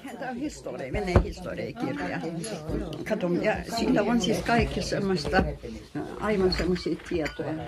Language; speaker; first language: Finnish; non-native, local second language; Russian